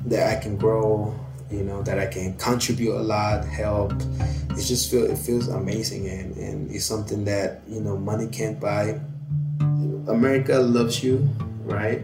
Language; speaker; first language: English; native; English